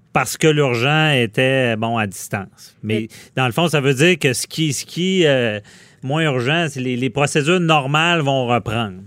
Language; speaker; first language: French; native; French